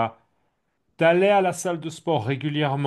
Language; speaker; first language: French; native; French